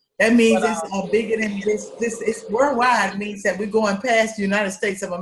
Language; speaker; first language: English; native; English